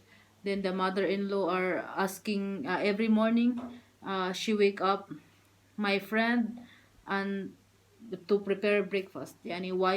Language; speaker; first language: English; non-native, learner; Filipino